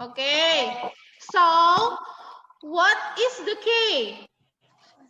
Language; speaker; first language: English; non-native, fluent; Indonesian